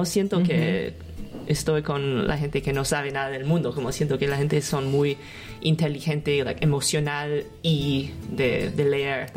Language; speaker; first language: Spanish; non-native, learner; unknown